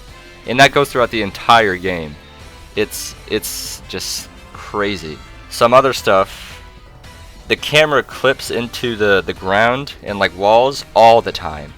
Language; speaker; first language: English; native; English